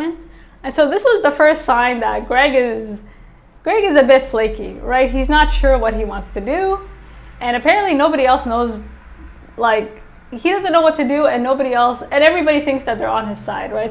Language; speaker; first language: English; native; English